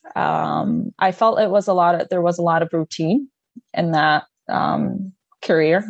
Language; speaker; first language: English; non-native, fluent; Arabic